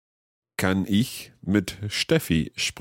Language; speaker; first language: German; non-native, learner; English